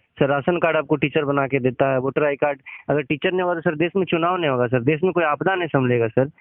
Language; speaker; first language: Hindi; native; Hindi